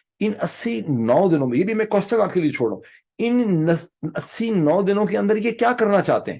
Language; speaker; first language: Urdu; native; Urdu